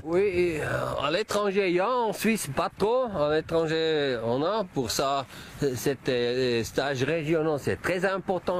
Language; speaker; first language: French; non-native, local second language; German